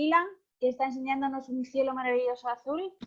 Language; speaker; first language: Spanish; native; Spanish